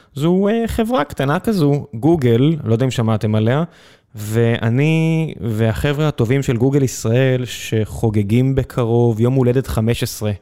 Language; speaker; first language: Hebrew; native; Hebrew